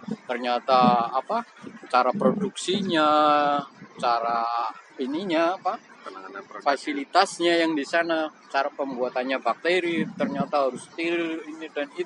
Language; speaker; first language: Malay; non-native, local second language; Javanese